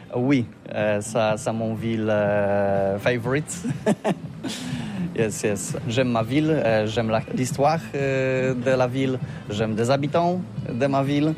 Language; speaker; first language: French; non-native, learner; Polish